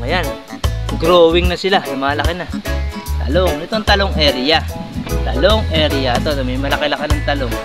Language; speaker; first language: Filipino; native; Filipino